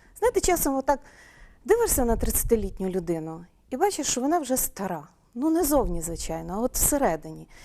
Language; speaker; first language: Ukrainian; native; Ukrainian